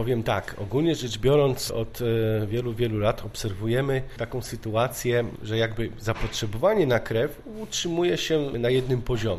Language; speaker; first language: Polish; native; Polish